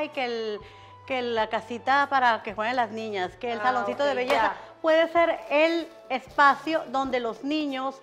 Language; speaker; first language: Spanish; native; Spanish